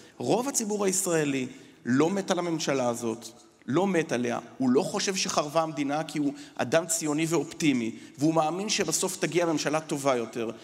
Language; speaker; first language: Hebrew; native; Hebrew